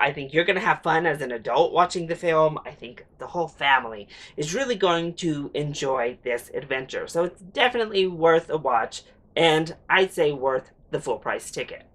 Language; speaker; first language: English; native; English